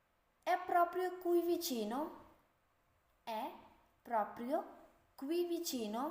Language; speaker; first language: Italian; non-native, learner; Urdu